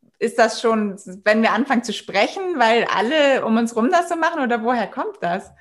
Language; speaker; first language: German; native; German